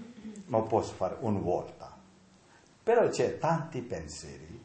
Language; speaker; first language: Italian; non-native, learner; Tibetan